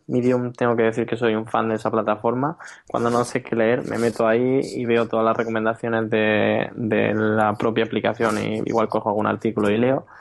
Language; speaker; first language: Spanish; native; Spanish